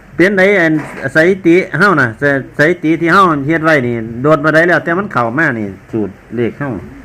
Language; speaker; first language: Thai; non-native, local second language; Lao